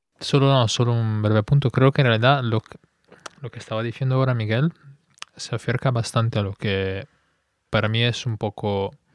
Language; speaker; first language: Spanish; non-native, fluent; Italian